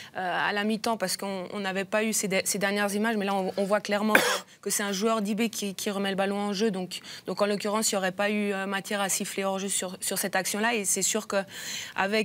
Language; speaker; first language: French; native; French